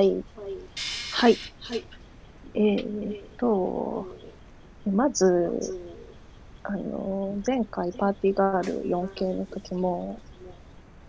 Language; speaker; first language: Japanese; native; Japanese